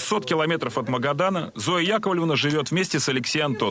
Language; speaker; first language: Russian; native; Russian